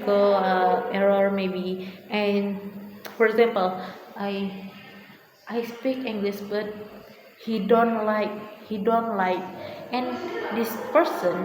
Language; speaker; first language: English; non-native, learner; Indonesian